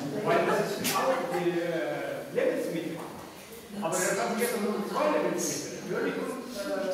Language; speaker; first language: German; non-native, learner; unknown